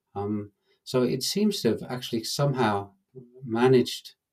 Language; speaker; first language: English; native; English